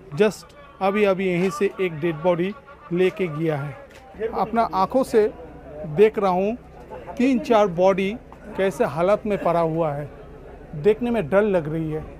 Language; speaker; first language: Hindi; non-native, local second language; Odia